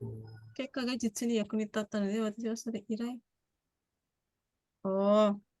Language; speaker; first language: Japanese; non-native, fluent; Indonesian